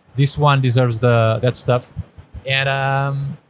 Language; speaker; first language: English; non-native, fluent; Portuguese